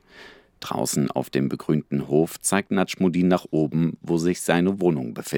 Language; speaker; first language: German; native; German